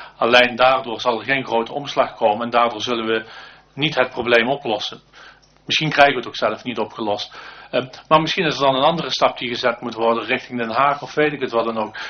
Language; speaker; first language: Dutch; native; Dutch